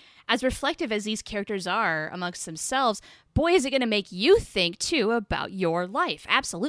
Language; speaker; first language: English; native; English